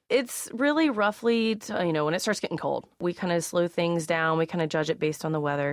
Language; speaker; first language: English; native; English